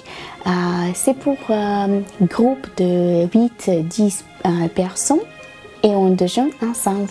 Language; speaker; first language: French; non-native, fluent; Russian